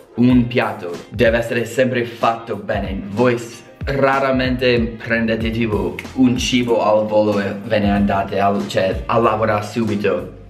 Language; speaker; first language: Italian; non-native, fluent; English